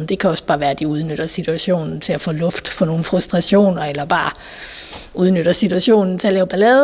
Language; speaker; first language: Danish; native; Danish